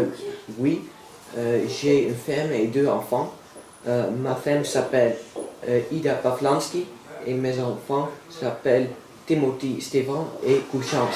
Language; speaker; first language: French; non-native, learner; Dutch